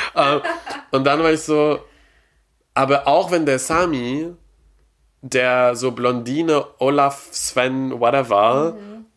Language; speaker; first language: German; non-native, fluent; French